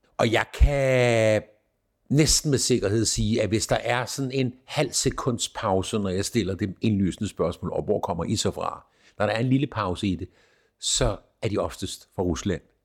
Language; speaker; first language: Danish; native; Danish